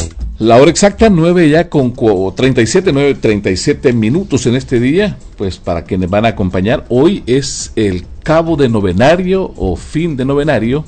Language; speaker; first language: Spanish; native; Spanish